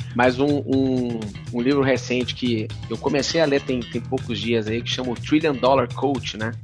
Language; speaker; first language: Portuguese; native; Portuguese